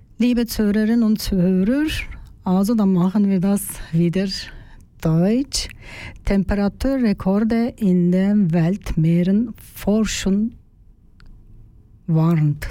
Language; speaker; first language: German; non-native, learner; Turkish